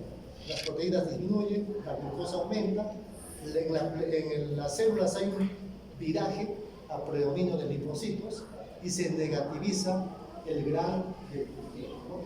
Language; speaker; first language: Spanish; native; Spanish